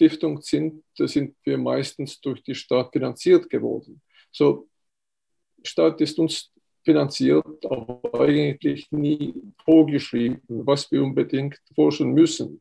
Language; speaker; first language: German; non-native, fluent; Estonian